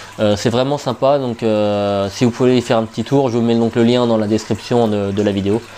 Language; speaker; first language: French; native; French